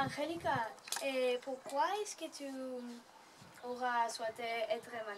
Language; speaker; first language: French; non-native, learner; Spanish